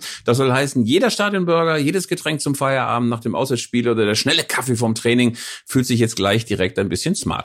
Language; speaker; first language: German; native; German